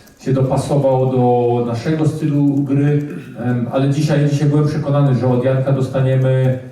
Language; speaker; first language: Polish; early bilingual, heritage; Polish